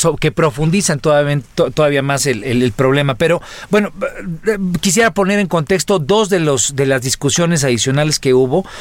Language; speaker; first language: Spanish; native; Spanish